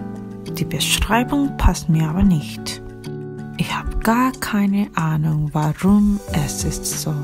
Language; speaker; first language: German; non-native, fluent; Korean